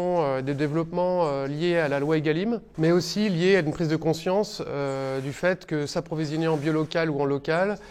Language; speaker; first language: French; native; French